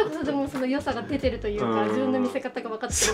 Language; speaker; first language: Japanese; native; Japanese